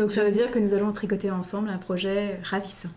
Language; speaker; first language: French; native; French